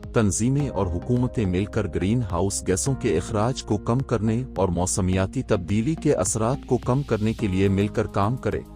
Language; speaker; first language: Urdu; native; Urdu